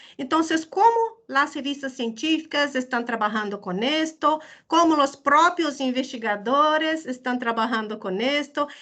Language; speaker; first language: Spanish; non-native, fluent; Portuguese